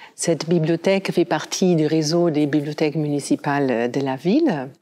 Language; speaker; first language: French; non-native, fluent; German